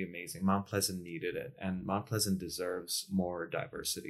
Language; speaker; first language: English; non-native, local second language; Urdu